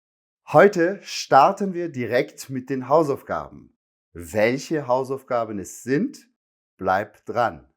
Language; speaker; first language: German; non-native, fluent; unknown